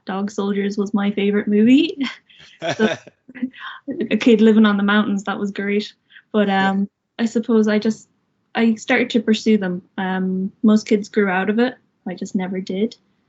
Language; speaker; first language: English; native; English